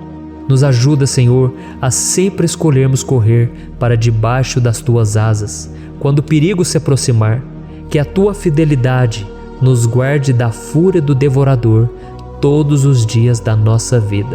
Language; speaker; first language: Portuguese; native; Portuguese